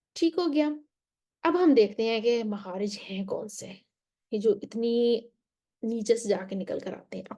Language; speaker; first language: Urdu; native; Urdu